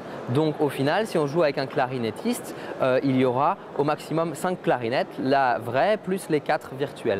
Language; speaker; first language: French; native; French